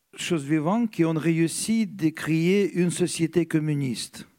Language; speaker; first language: French; non-native, fluent; Russian